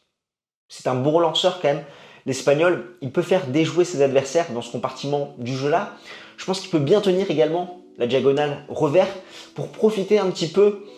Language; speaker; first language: French; native; French